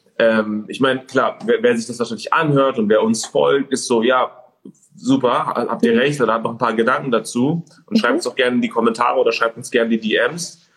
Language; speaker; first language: German; early bilingual, other home language; Persian